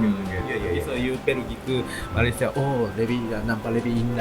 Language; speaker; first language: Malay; non-native, learner; Japanese